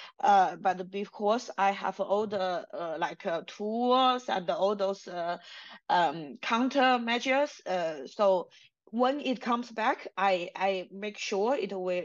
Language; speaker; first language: English; non-native, fluent; Chinese